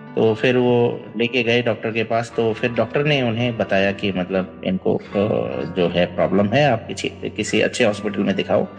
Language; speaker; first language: Hindi; early bilingual, other home language; Nepali